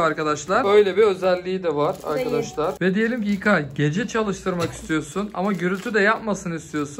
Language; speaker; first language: Turkish; native; Turkish